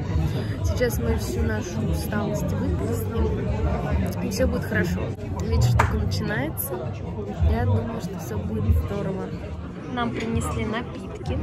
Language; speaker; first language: Russian; native; Russian